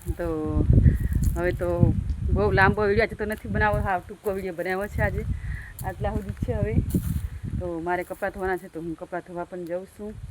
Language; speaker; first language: Gujarati; non-native, local second language; Rathawi